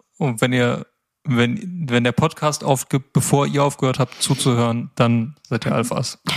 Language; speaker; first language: German; native; German